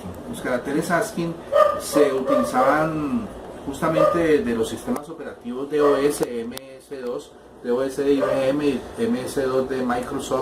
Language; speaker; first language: Spanish; native; Spanish